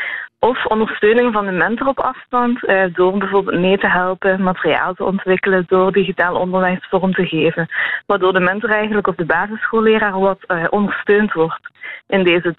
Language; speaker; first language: Dutch; native; Dutch